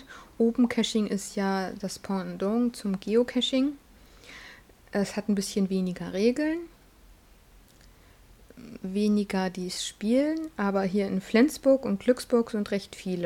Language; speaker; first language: German; native; German